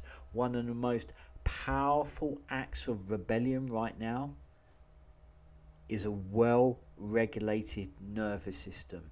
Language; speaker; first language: English; native; English